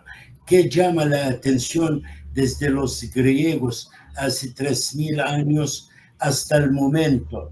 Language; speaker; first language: Spanish; non-native, fluent; Arabic